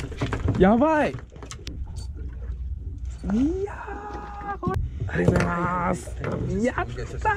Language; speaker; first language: Japanese; native; Japanese